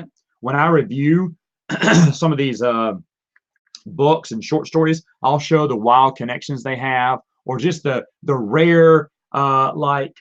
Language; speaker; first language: English; native; English